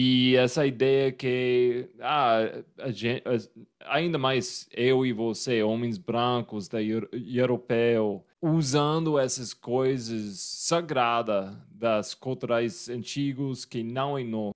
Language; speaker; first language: Portuguese; non-native, fluent; English